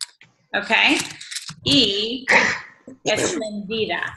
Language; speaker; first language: Spanish; non-native, fluent; English